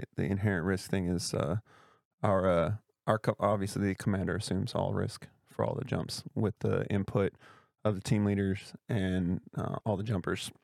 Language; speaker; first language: English; native; English